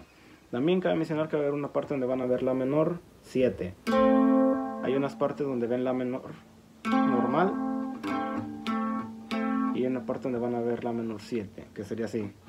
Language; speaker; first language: Spanish; native; Spanish